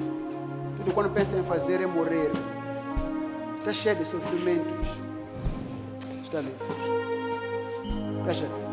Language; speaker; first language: Portuguese; non-native, local second language; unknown